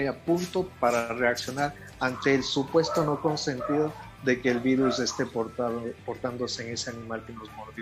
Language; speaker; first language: Spanish; native; Spanish